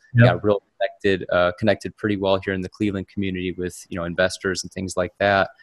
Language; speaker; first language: English; native; English